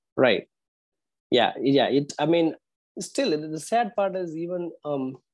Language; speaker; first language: English; non-native, local second language; Tamil